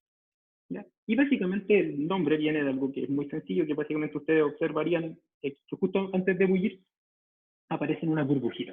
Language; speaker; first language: Spanish; native; Spanish